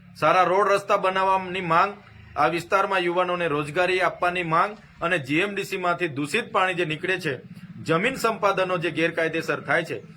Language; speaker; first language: Gujarati; non-native, local second language; Vasavi